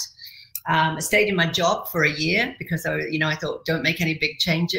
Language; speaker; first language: English; native; English